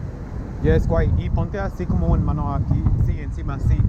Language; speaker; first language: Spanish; non-native, learner; English